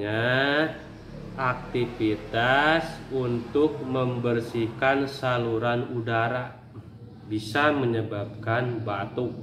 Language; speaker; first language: Indonesian; native; Indonesian